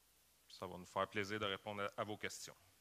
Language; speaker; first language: French; native; French